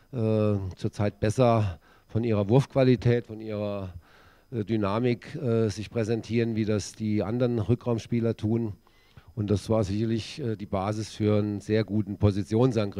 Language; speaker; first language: German; native; German